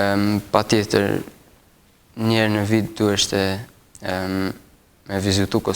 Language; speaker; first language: Albanian; early bilingual, heritage; Albanian